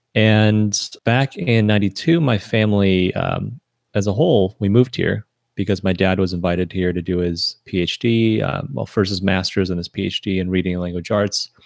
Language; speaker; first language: English; early bilingual, other home language; Chinese